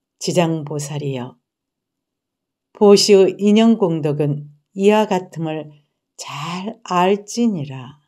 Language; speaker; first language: Korean; native; Korean